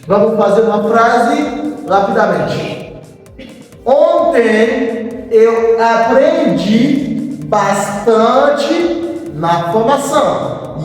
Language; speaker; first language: Portuguese; non-native, fluent; Haitian Creole